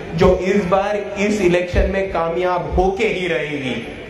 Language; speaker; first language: Hindi; non-native, local second language; Marathi